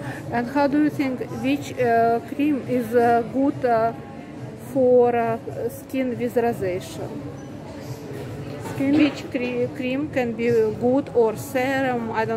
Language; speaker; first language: English; non-native, learner; Russian